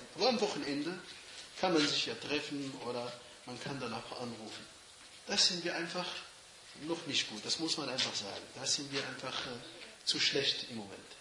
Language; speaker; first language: German; non-native, fluent; Arabic